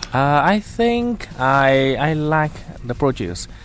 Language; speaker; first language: English; non-native, fluent; Vietnamese